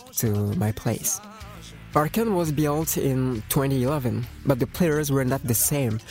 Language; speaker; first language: English; non-native, fluent; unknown